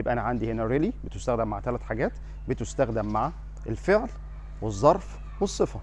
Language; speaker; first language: Arabic; native; Arabic